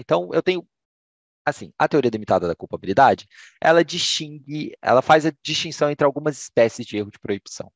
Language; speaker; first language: Portuguese; native; Portuguese